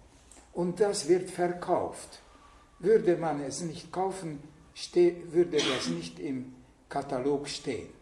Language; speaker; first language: German; non-native, fluent; Hungarian